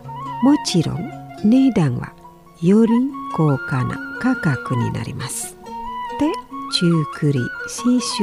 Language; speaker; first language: Japanese; non-native, learner; Indonesian